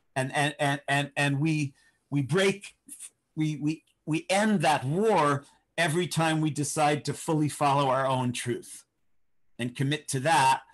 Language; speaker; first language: English; native; English